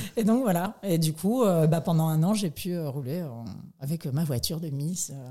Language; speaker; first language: French; native; French